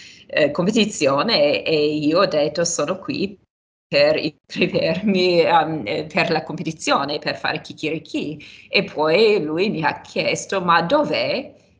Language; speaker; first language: Italian; non-native, fluent; English